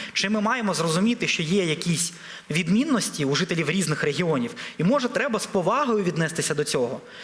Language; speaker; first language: Ukrainian; non-native, local second language; Russian